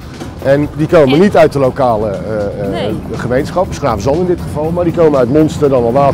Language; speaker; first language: Dutch; native; Dutch